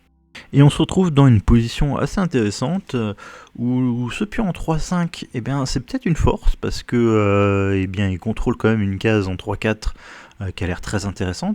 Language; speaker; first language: French; native; French